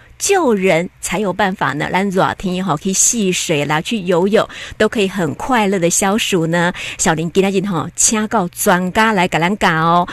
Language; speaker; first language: Chinese; native; Chinese